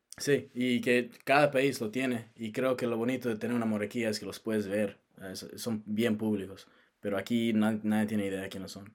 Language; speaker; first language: Spanish; non-native, fluent; English